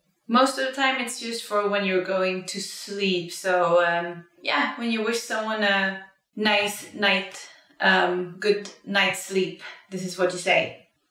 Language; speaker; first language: English; non-native, fluent; Swedish